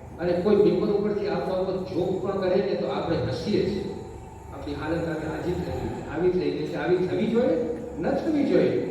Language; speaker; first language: Gujarati; early bilingual, heritage; Gujarati